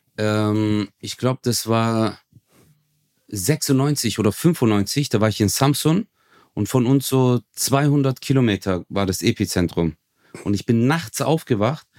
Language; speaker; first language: German; early bilingual, other home language; Turkish